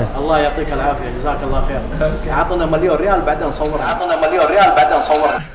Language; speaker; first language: Arabic; non-native, learner; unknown